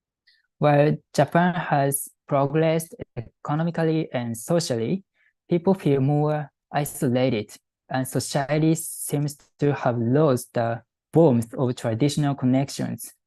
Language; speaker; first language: English; non-native, fluent; Japanese